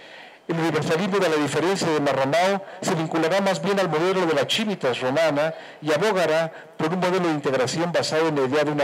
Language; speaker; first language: Spanish; native; Spanish